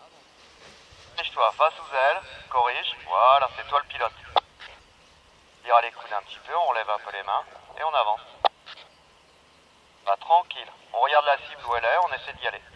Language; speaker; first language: French; native; French